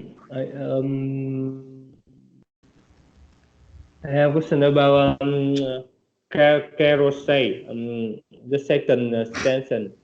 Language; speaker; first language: English; non-native, learner; Vietnamese